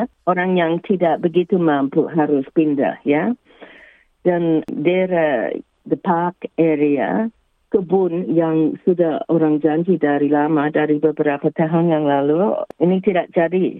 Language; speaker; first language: Indonesian; early bilingual, heritage; English